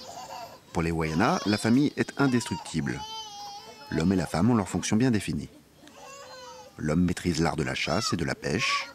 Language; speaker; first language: French; native; French